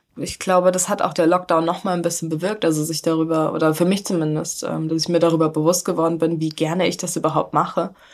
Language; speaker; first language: German; native; German